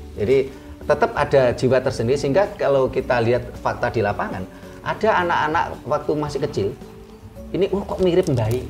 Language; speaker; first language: Indonesian; non-native, local second language; Javanese